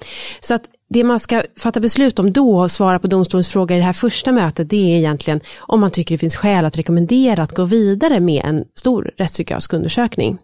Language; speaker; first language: Swedish; native; Swedish